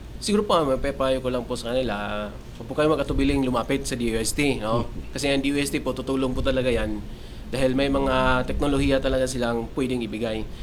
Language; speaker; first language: Filipino; non-native, local second language; Cebuano